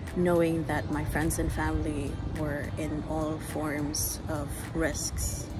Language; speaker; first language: English; non-native, local second language; Waray